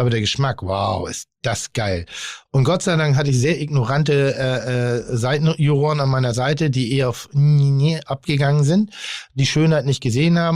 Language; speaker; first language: German; native; German